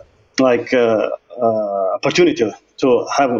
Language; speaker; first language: English; non-native, learner; Azerbaijani